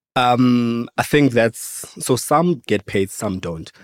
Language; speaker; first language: English; non-native, local second language; Venda